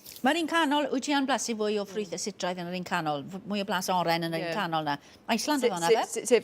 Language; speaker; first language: Welsh; native; Welsh